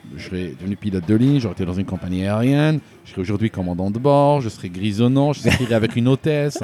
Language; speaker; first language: French; non-native, local second language; Arabic